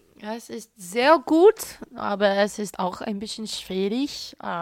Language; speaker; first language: German; non-native, learner; English